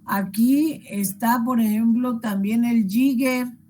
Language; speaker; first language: Spanish; native; Spanish